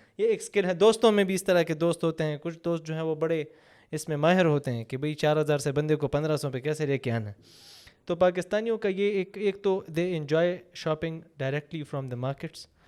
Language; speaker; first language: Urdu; non-native, local second language; Pashto